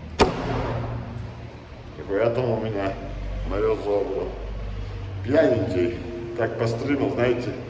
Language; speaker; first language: Russian; native; Russian